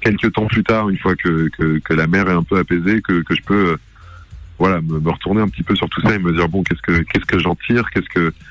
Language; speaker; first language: French; early bilingual, other home language; Arabic